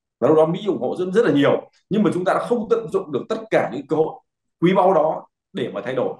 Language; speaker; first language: Vietnamese; native; Vietnamese